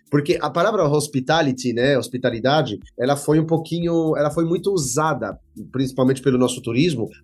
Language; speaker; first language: Portuguese; non-native, fluent; French